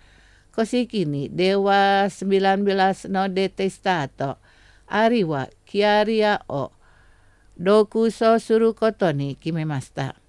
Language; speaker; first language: Japanese; non-native, fluent; Indonesian